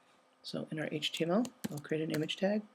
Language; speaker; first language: English; native; English